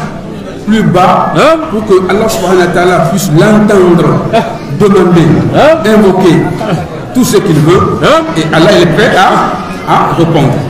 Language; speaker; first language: French; non-native, local second language; Soninke